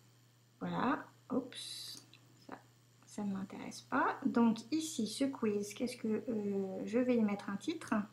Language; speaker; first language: French; native; French